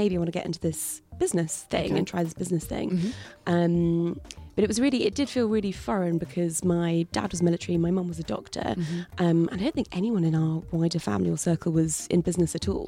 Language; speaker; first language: English; native; English